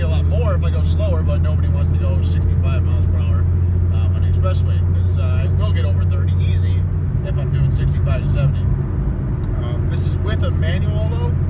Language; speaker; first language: English; native; English